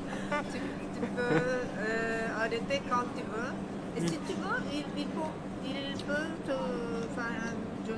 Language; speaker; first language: French; non-native, learner; Turkish